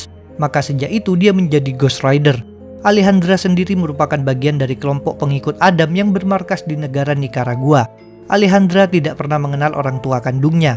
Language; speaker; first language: Indonesian; native; Indonesian